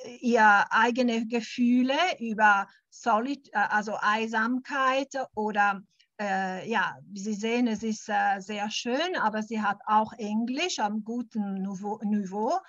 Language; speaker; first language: German; non-native, fluent; Italian